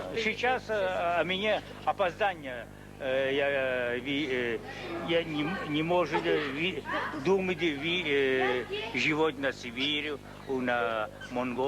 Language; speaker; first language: Russian; early bilingual, heritage; Russian